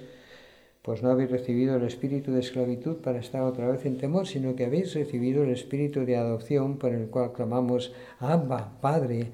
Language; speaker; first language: Spanish; native; Spanish